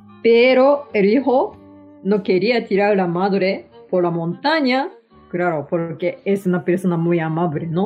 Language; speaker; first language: Spanish; non-native, fluent; Japanese